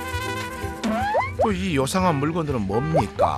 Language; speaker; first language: Korean; native; Korean